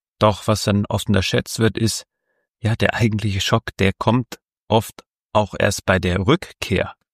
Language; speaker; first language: German; native; German